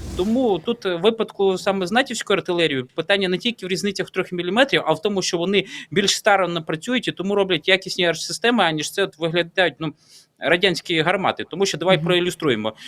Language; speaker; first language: Ukrainian; native; Ukrainian